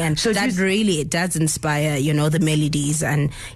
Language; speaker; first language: English; non-native, local second language; Zulu